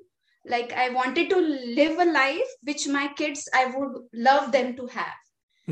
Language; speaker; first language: English; non-native, local second language; Marathi